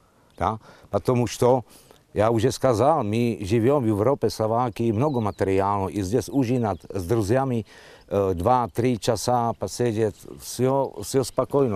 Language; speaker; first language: Russian; non-native, learner; Slovak